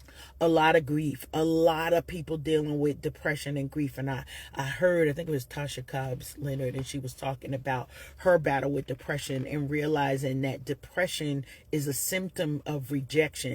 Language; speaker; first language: English; native; English